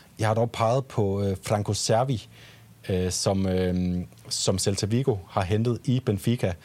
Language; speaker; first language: Danish; native; Danish